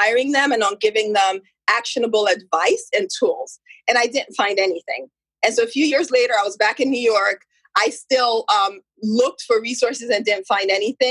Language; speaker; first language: English; non-native, local second language; Igbo